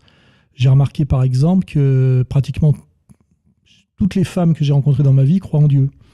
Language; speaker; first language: French; native; French